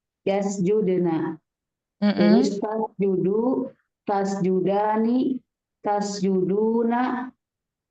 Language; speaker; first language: Arabic; non-native, learner; Indonesian